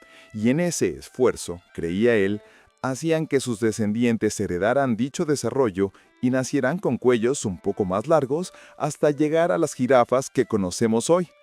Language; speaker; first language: Spanish; native; Spanish